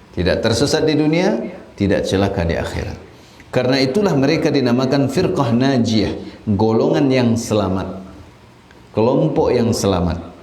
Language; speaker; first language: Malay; non-native, local second language; Minangkabau